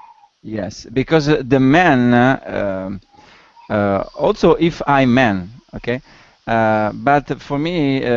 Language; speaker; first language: English; non-native, learner; Italian